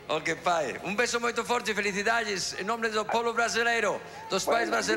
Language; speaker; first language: Portuguese; non-native, fluent; Spanish